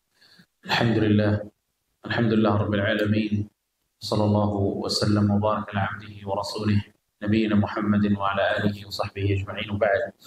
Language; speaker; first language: Arabic; non-native, fluent; Indonesian